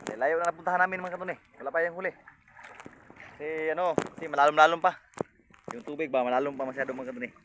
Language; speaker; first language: Filipino; non-native, local second language; Cebuano